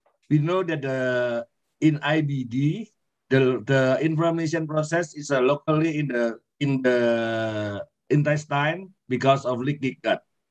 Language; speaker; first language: English; non-native, fluent; Indonesian